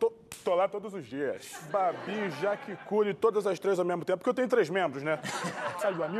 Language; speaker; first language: Portuguese; native; Portuguese